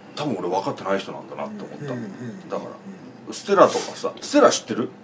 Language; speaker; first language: Japanese; native; Japanese